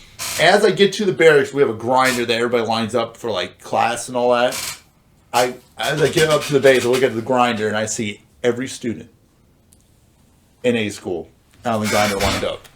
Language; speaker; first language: English; native; English